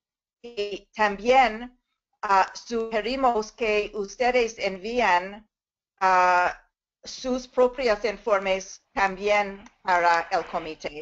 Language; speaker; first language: Spanish; non-native, fluent; English